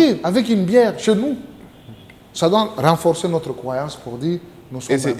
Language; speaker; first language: French; non-native, local second language; Lingala